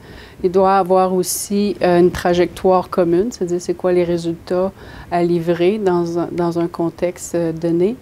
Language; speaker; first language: French; native; French